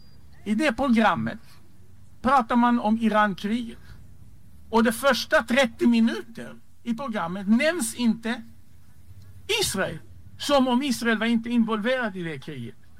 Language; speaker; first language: Swedish; non-native, fluent; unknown